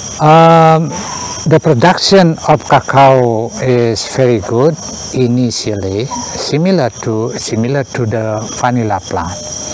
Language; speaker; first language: English; non-native, learner; Indonesian